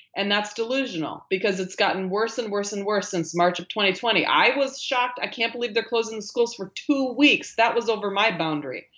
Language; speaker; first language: English; native; English